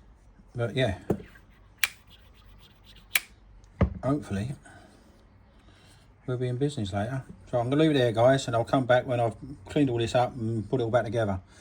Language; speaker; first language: English; native; English